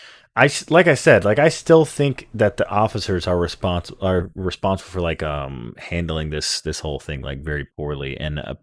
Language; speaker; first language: English; native; English